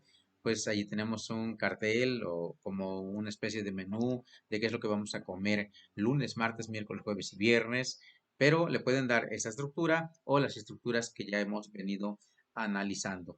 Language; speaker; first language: Spanish; native; Spanish